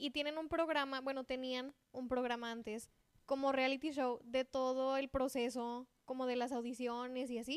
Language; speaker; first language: Spanish; native; Spanish